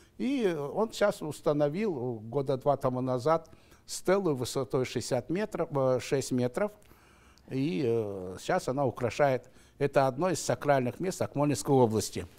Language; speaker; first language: Russian; non-native, local second language; Kazakh